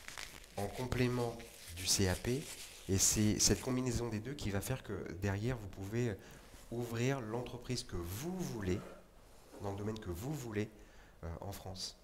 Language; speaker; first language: French; native; French